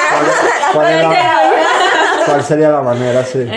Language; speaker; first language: Spanish; native; Spanish